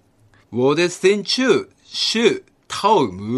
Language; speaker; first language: Chinese; non-native, learner; Japanese